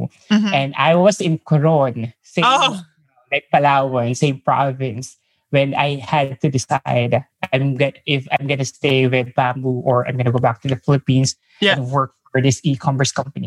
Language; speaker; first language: English; non-native, local second language; Filipino